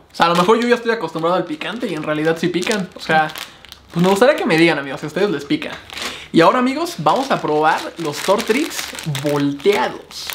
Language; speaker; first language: Spanish; native; Spanish